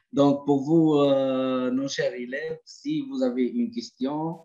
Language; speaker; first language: French; non-native, local second language; Arabic